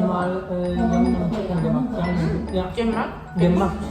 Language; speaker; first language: German; non-native, learner; Chinese